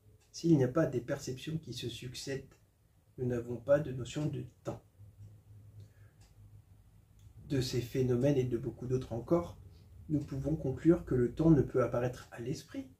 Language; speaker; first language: French; native; French